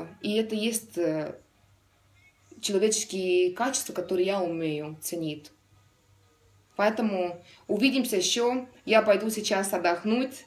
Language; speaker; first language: Russian; non-native, learner; Estonian